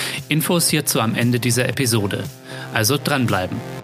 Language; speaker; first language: German; native; German